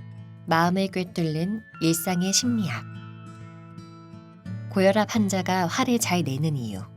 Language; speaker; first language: Korean; native; Korean